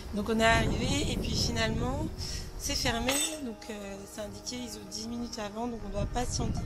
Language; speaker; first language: French; native; French